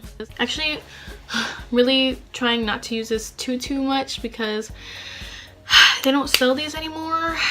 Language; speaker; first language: English; native; English